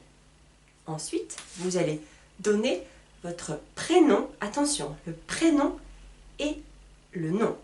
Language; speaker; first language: French; native; French